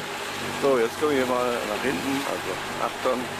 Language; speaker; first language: German; native; German